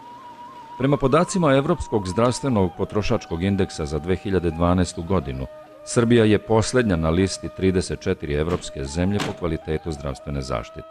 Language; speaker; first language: Serbian; native; Serbian